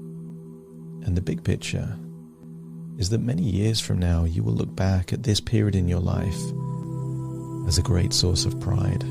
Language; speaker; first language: English; native; English